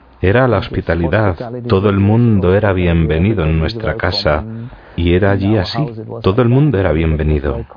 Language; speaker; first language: Spanish; non-native, fluent; German